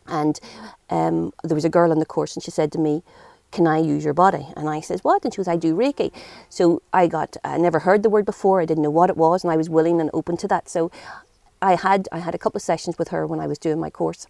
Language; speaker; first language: English; native; English